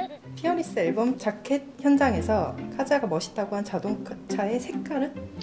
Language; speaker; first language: Korean; native; Korean